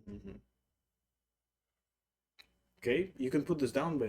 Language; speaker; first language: English; non-native, fluent; Russian